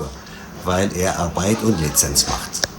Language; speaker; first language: German; non-native, fluent; Arabic